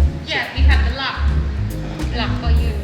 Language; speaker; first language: English; non-native, learner; Khmer